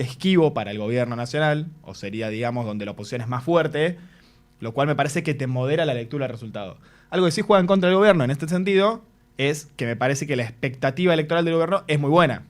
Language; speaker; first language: Spanish; native; Spanish